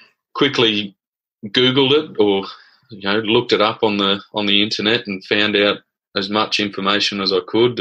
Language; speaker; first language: English; native; English